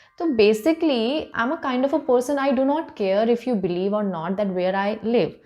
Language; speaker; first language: Hindi; native; Hindi